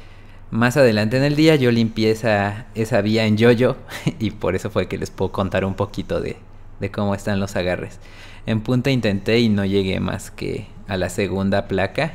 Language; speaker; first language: Spanish; native; Spanish